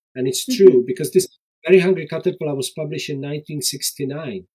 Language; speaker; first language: English; non-native, fluent; Czech